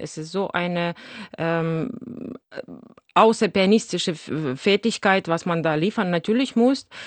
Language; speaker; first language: German; non-native, fluent; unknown